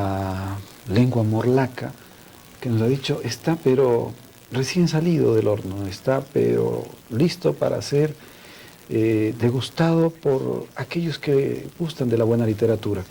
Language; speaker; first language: Spanish; native; Spanish